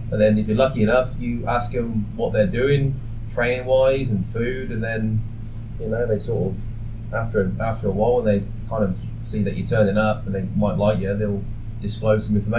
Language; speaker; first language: English; native; English